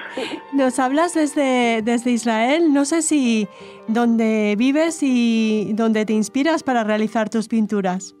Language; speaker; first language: Spanish; native; Spanish